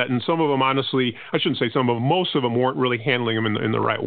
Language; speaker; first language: English; non-native, fluent; Spanish